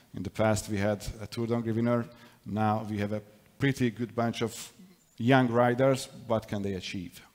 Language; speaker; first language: English; non-native, fluent; Hungarian